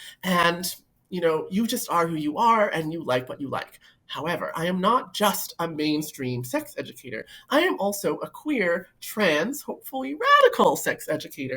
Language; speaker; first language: English; native; English